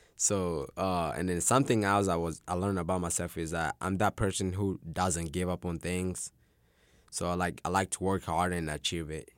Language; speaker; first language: English; non-native, local second language; Swahili